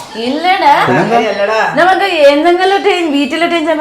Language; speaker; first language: Malayalam; non-native, fluent; Nepali